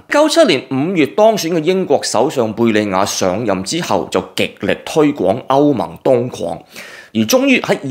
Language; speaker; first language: Cantonese; native; Cantonese